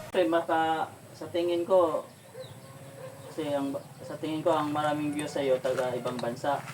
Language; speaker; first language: Filipino; non-native, local second language; Cebuano